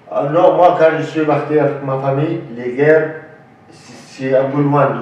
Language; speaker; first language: French; non-native, learner; Arabic